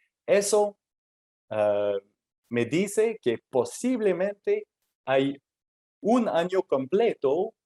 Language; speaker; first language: Spanish; non-native, fluent; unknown